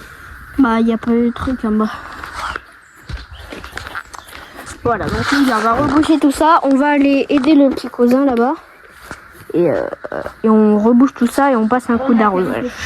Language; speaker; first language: French; native; French